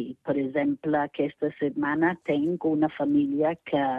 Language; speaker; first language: Catalan; non-native, fluent; English